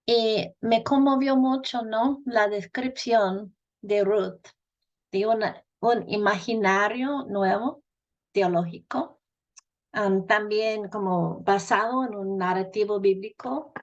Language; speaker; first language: Spanish; non-native, fluent; English